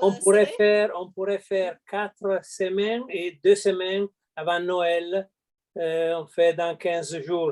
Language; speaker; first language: French; non-native, fluent; Italian